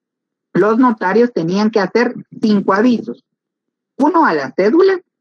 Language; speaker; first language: Spanish; native; Spanish